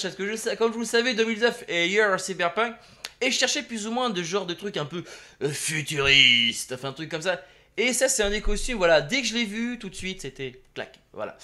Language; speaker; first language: French; native; French